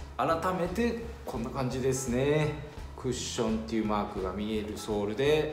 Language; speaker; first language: Japanese; native; Japanese